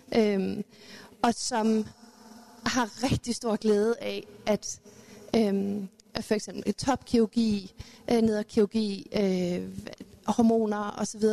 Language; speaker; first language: Danish; early bilingual, other home language; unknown